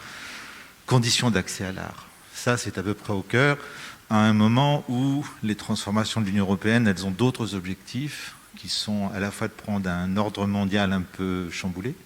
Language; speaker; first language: French; native; French